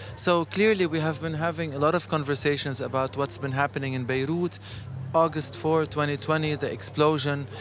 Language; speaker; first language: English; non-native, fluent; Arabic